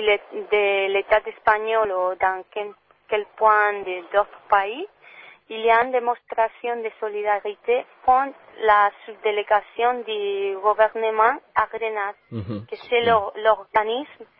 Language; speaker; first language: French; non-native, learner; Spanish